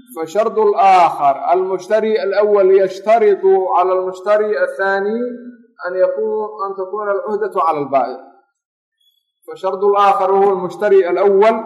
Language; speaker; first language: Arabic; non-native, local second language; Somali